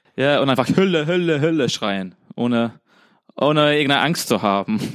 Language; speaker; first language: German; non-native, fluent; English